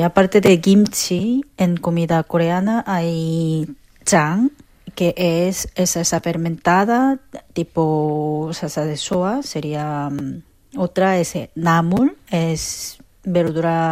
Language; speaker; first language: Spanish; non-native, local second language; Korean